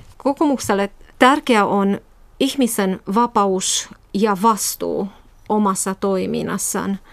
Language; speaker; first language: Finnish; non-native, fluent; Romanian